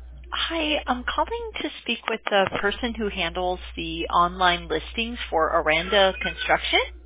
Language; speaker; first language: English; native; English